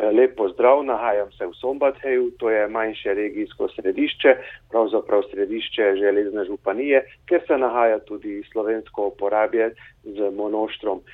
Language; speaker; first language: Slovenian; early bilingual, heritage; Slovenian